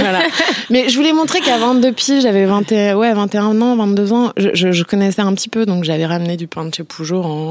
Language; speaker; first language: French; native; French